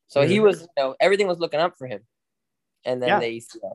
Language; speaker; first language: English; native; English